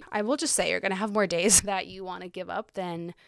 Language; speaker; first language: English; early bilingual, other home language; Ukrainian